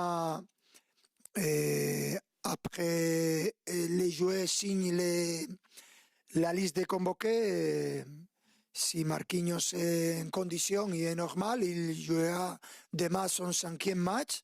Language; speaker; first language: French; non-native, fluent; Spanish